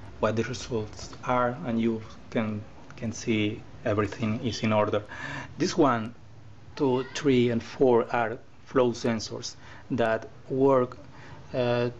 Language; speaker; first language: English; non-native, learner; Spanish